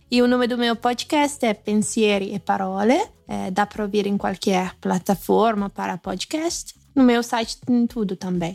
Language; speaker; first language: Portuguese; non-native, fluent; Italian